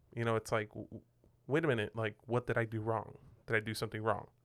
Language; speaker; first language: English; non-native, fluent; Spanish